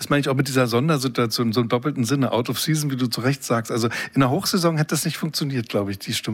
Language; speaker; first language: German; native; German